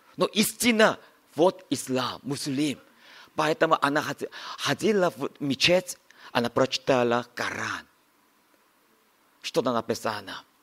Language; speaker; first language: Russian; non-native, learner; Korean